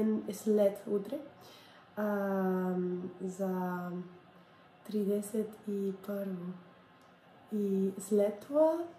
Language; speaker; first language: Bulgarian; non-native, learner; English